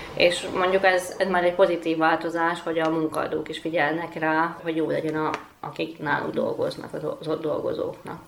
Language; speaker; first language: Hungarian; native; Hungarian